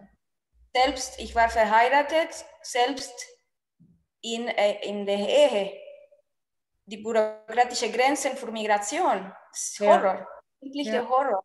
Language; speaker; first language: German; non-native, fluent; Spanish